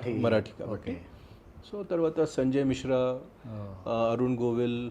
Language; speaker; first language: Telugu; non-native, fluent; Hindi